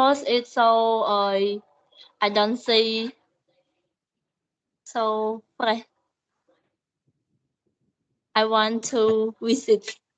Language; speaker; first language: English; non-native, learner; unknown